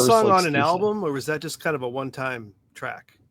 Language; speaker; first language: English; native; English